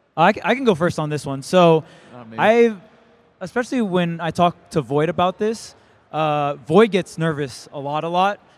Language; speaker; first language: English; native; English